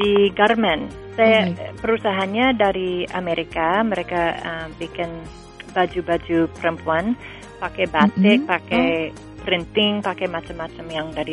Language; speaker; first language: Indonesian; non-native, fluent; English